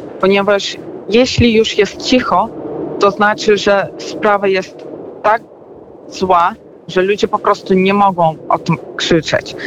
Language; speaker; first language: Polish; non-native, fluent; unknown